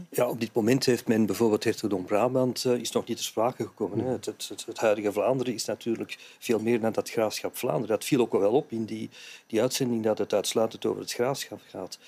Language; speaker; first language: Dutch; native; Dutch